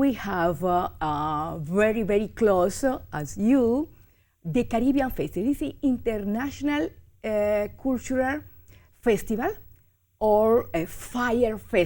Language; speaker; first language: English; non-native, learner; Spanish